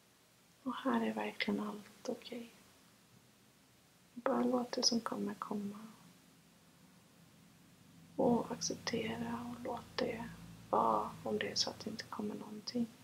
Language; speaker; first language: Swedish; native; Swedish